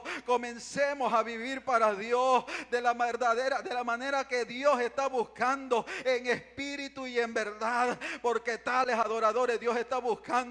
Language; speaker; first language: Spanish; native; Spanish